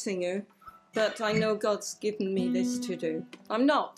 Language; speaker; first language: English; native; English